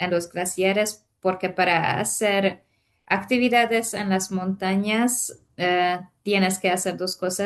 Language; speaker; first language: Spanish; non-native, fluent; Hungarian